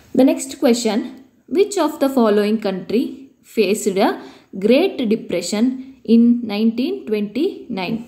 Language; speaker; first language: English; non-native, local second language; Kannada